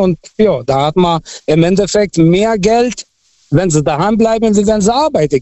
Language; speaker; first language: German; non-native, fluent; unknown